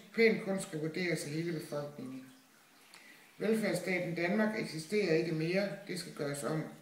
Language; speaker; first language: Danish; native; Danish